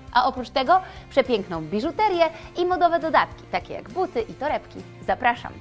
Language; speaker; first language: Polish; native; Polish